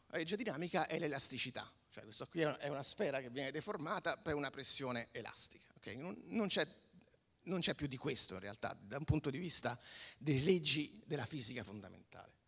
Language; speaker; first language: Italian; native; Italian